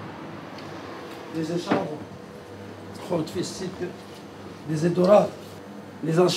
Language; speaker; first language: Dutch; non-native, learner; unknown